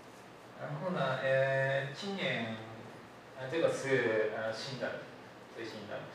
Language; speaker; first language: Chinese; non-native, learner; Japanese